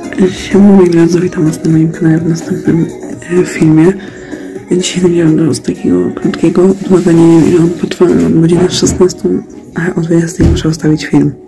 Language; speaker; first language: Polish; native; Polish